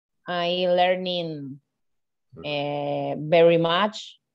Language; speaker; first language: English; non-native, learner; Spanish